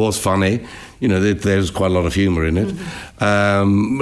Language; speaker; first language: English; native; English